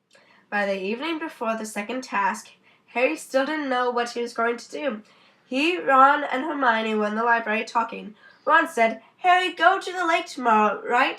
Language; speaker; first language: English; native; English